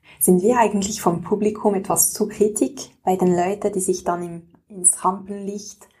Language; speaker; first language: German; native; German